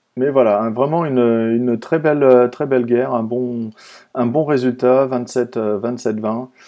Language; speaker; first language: French; native; French